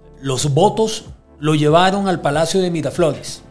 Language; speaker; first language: Spanish; native; Spanish